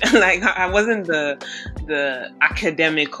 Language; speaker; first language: English; non-native, local second language; Yoruba